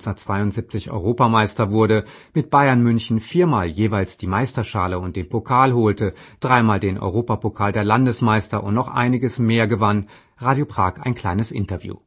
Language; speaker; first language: German; native; German